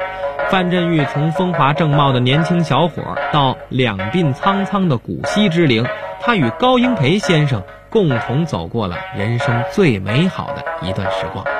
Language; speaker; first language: Chinese; native; Chinese